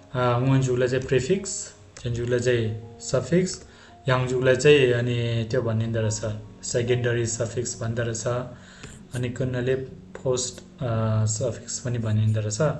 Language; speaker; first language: Nepali; non-native, local second language; Tibetan